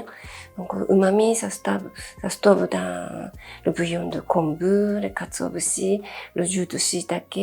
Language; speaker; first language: French; non-native, fluent; Japanese